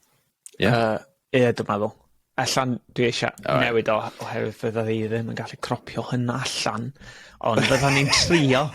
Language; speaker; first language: Welsh; non-native, local second language; English